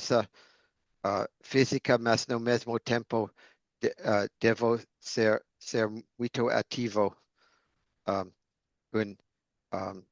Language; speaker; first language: Portuguese; non-native, fluent; English